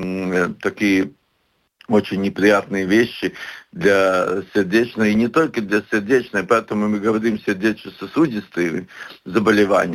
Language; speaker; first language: Russian; non-native, local second language; Latvian